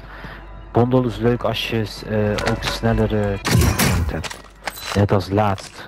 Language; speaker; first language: Dutch; early bilingual, other home language; Turkish